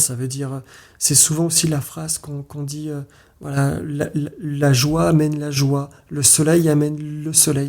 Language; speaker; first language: French; native; French